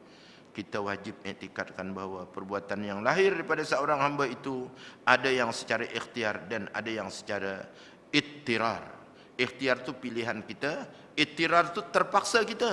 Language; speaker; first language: Malay; native; Malay